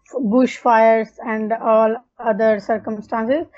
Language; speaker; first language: English; non-native, local second language; Punjabi